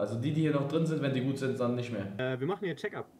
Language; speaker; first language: German; native; German